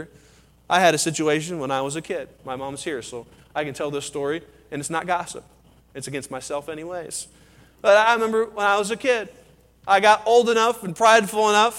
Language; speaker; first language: English; native; English